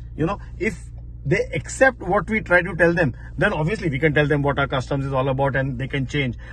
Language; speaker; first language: English; non-native, local second language; Hindi